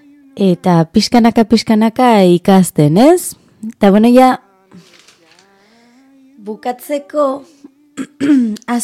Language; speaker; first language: Basque; non-native, learner; Spanish